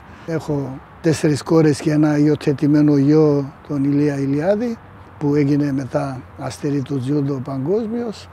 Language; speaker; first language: Greek; non-native, fluent; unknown